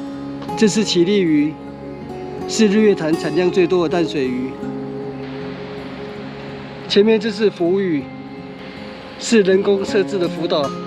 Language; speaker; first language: Chinese; native; Chinese